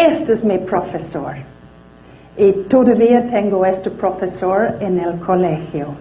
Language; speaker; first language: Spanish; non-native, fluent; English